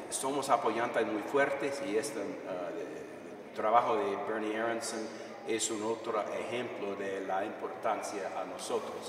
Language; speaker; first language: Spanish; non-native, fluent; English